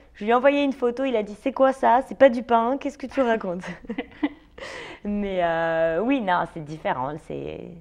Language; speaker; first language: French; native; French